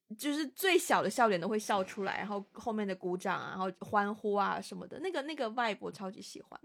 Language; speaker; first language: Chinese; native; Chinese